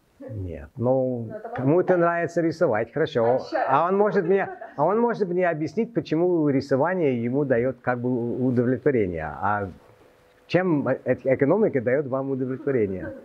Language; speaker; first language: Russian; non-native, fluent; English